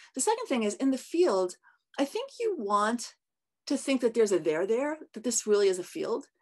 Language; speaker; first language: English; native; English